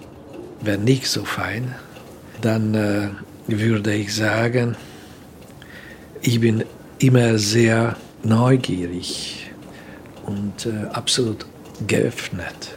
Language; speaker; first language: German; non-native, fluent; Hungarian